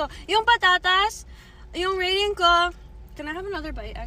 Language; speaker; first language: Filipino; non-native, learner; English